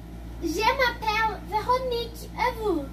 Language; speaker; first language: French; non-native, learner; Portuguese